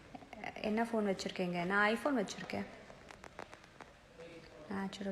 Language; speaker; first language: Tamil; non-native, fluent; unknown